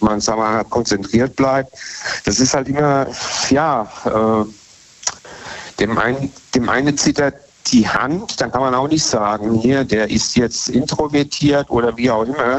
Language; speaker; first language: German; native; German